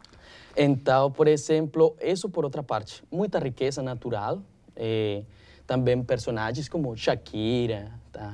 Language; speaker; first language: Portuguese; non-native, learner; Spanish